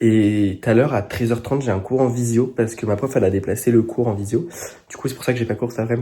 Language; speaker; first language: French; native; French